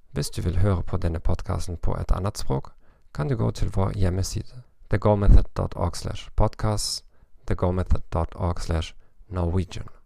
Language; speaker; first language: Norwegian; non-native, fluent; German